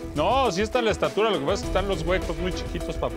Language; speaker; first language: Spanish; native; Spanish